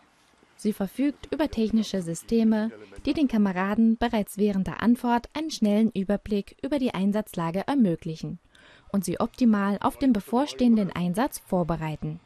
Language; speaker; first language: German; native; German